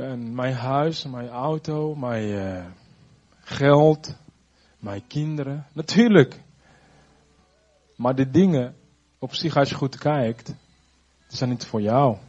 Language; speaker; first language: Dutch; non-native, fluent; Rundi